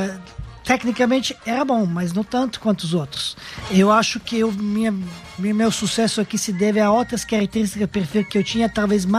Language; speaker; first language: Portuguese; non-native, fluent; Serbian